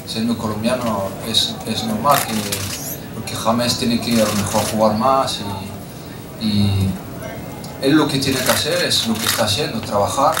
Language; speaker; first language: Spanish; non-native, fluent; French